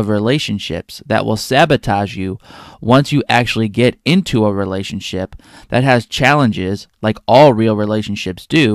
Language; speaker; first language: English; native; English